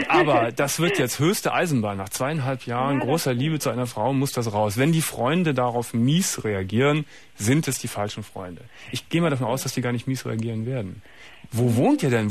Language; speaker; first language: German; native; German